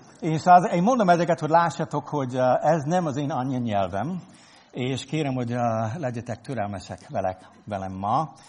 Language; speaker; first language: Hungarian; non-native, fluent; English